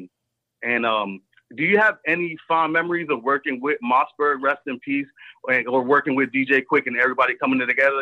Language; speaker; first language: English; native; English